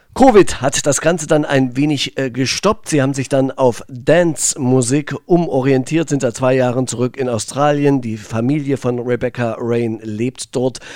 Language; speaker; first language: German; native; German